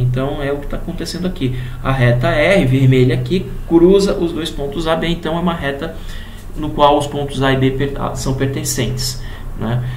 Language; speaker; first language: Portuguese; native; Portuguese